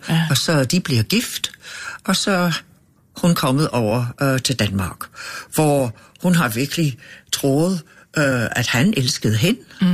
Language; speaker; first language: Danish; non-native, fluent; English